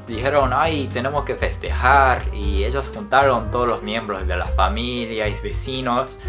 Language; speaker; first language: Spanish; non-native, fluent; Japanese